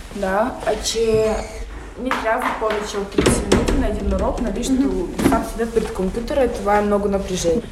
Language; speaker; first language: Bulgarian; non-native, fluent; Ukrainian